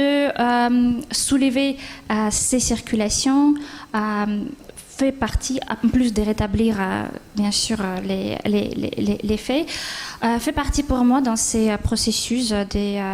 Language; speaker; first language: French; non-native, fluent; Ukrainian